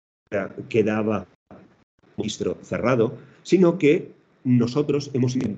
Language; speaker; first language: Spanish; native; Spanish